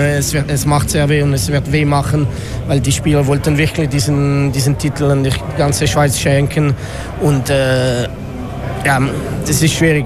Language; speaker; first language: German; non-native, local second language; French